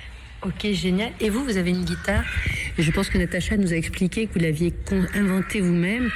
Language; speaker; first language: French; native; French